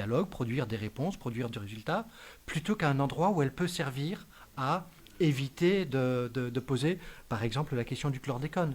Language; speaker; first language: French; native; French